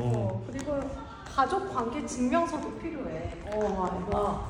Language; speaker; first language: Korean; native; Korean